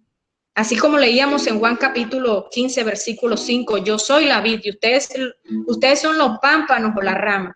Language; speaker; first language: Spanish; native; Spanish